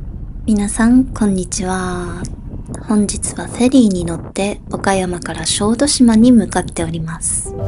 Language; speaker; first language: Japanese; native; Japanese